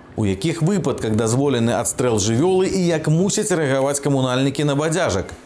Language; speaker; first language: Belarusian; native; Belarusian